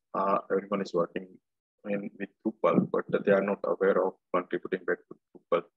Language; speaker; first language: English; non-native, local second language; Gujarati